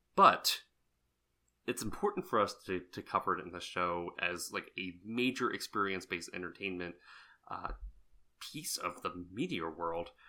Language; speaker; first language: English; native; English